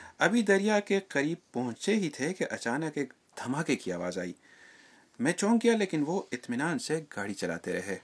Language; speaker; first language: Urdu; native; Urdu